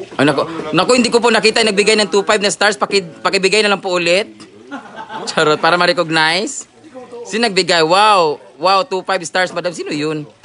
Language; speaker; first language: Filipino; non-native, local second language; Cebuano